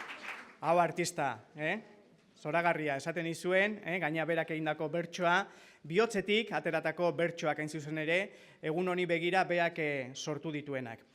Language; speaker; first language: Basque; native; Basque